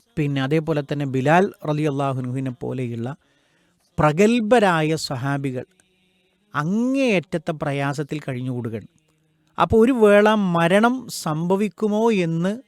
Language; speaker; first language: Malayalam; native; Malayalam